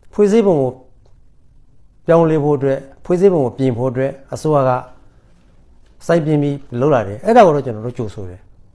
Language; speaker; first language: Burmese; native; Burmese